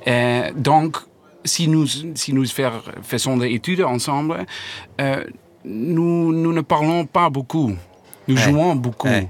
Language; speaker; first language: French; non-native, learner; Dutch